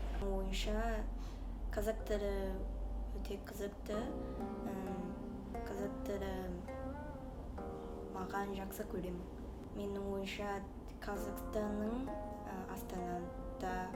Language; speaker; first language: Kazakh; non-native, learner; Chinese